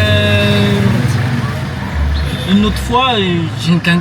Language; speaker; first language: French; non-native, local second language; Malagasy